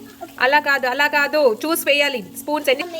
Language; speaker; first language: Telugu; native; Telugu